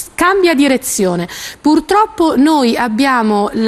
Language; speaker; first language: Italian; native; Italian